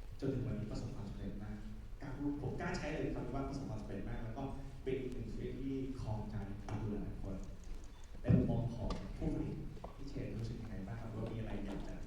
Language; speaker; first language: Thai; native; Thai